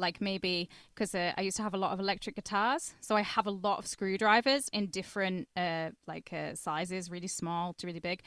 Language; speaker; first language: English; native; English